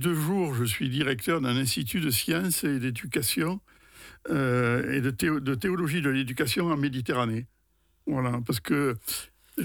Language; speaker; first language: French; native; French